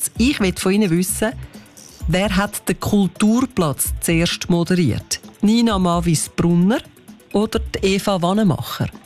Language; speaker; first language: German; native; German